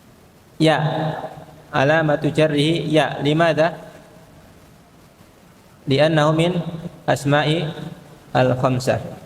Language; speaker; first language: Arabic; non-native, fluent; Indonesian